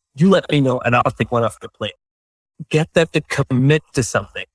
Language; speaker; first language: English; non-native, local second language; Malayalam